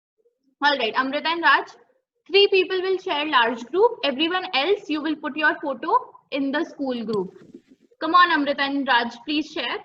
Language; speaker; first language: English; non-native, fluent; Hindi